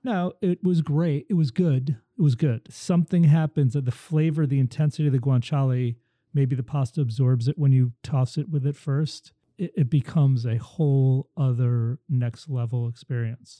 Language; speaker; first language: English; native; English